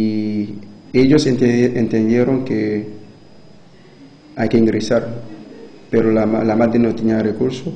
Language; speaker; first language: Spanish; non-native, fluent; Haitian Creole